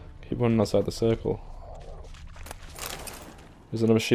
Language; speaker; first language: English; native; English